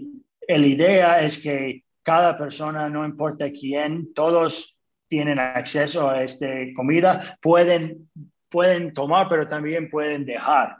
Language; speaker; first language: Spanish; early bilingual, other home language; English